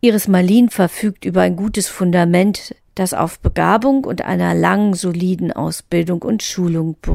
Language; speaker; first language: German; native; German